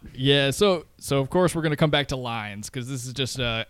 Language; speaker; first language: English; native; English